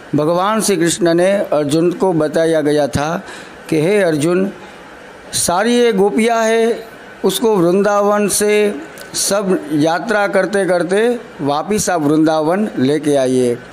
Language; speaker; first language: Hindi; non-native, local second language; Gujarati